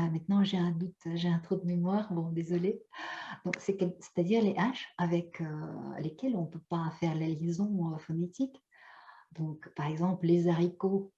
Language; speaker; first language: French; non-native, fluent; Russian